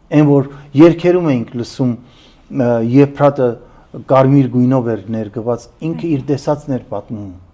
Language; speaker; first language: Armenian; early bilingual, heritage; Armenian